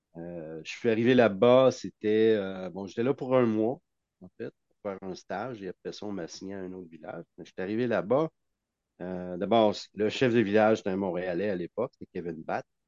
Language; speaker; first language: French; native; French